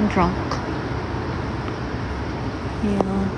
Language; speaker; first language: English; non-native, local second language; Filipino